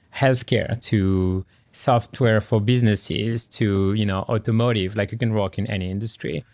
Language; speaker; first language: English; non-native, fluent; French